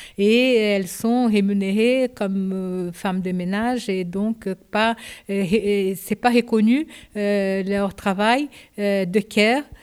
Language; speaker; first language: French; non-native, fluent; Japanese